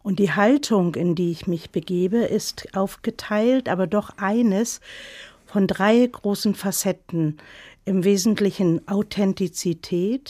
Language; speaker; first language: German; native; German